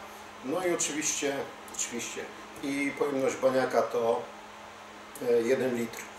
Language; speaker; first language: Polish; native; Polish